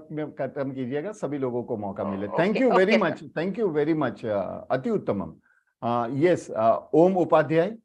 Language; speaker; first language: Hindi; native; Hindi